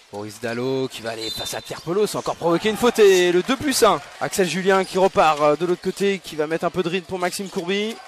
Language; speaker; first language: French; native; French